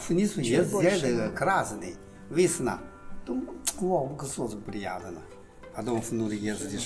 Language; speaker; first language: Russian; non-native, learner; Chinese